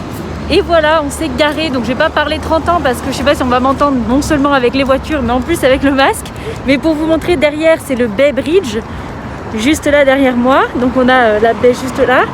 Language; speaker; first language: French; native; French